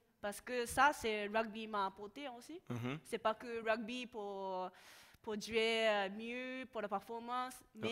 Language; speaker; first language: French; non-native, learner; Japanese